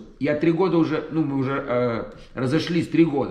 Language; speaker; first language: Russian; native; Russian